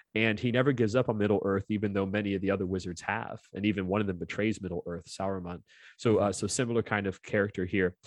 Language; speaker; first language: English; native; English